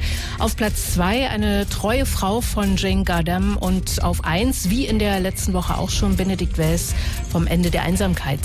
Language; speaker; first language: German; native; German